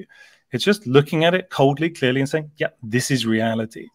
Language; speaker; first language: English; native; English